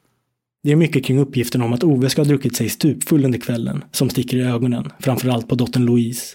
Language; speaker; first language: Swedish; native; Swedish